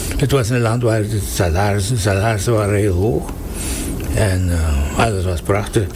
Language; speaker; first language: Dutch; native; Dutch